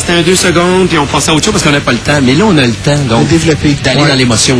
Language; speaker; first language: French; native; French